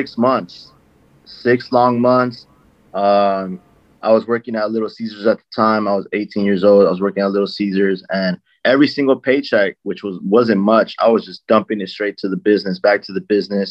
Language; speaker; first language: English; native; English